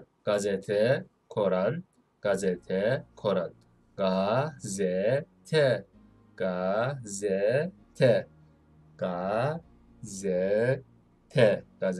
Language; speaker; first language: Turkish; non-native, fluent; Indonesian